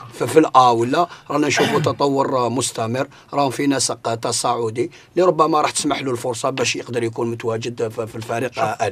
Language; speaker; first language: Arabic; native; Arabic